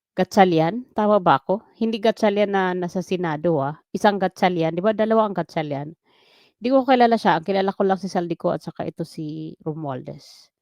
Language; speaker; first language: Filipino; non-native, local second language; Waray